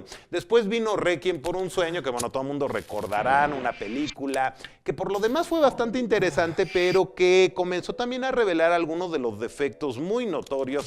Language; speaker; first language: Spanish; native; Spanish